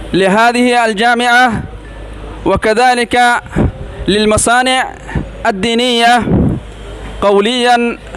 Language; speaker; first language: Arabic; non-native, learner; Rohingya